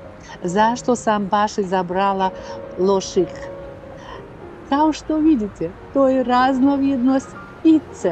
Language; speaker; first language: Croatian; non-native, fluent; Russian